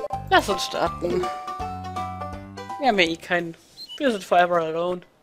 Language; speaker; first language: German; native; German